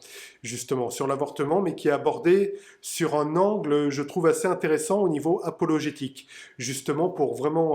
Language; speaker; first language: French; native; French